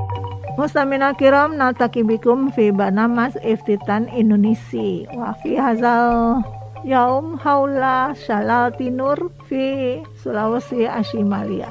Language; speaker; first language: Arabic; non-native, learner; Indonesian